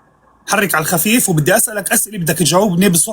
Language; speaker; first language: Arabic; native; Arabic